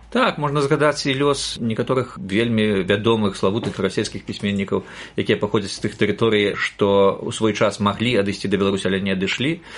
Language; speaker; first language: Belarusian; native; Belarusian